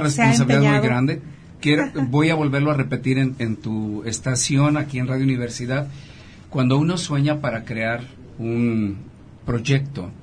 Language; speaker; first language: Spanish; native; Spanish